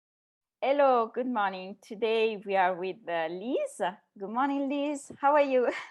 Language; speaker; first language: English; non-native, learner; Italian